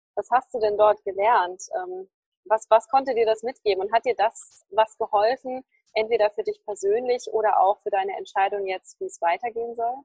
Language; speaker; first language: German; native; German